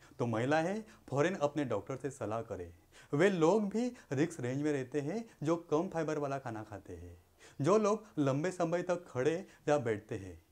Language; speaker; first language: Hindi; non-native, local second language; Marathi